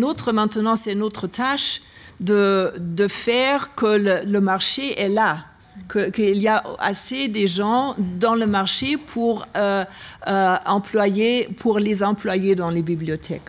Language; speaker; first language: French; non-native, learner; German